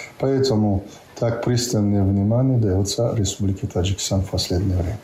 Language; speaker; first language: Russian; non-native, local second language; Tajik